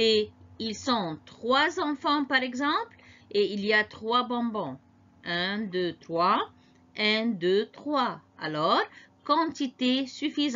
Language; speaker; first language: French; non-native, fluent; Arabic